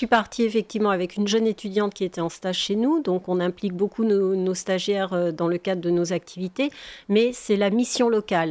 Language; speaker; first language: French; native; French